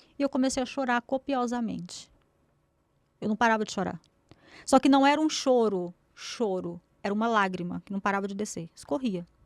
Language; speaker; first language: Portuguese; native; Portuguese